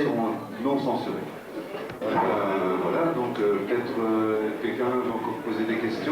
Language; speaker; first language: French; native; French